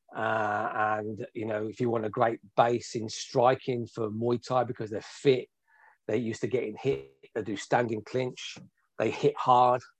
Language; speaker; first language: English; native; English